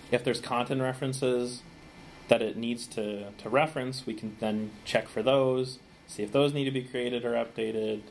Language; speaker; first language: English; native; English